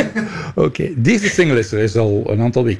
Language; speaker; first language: Dutch; native; Dutch